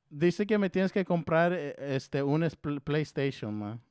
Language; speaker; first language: Spanish; early bilingual, other home language; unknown